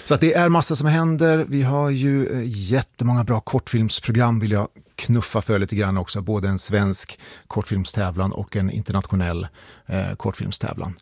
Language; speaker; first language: Swedish; native; Swedish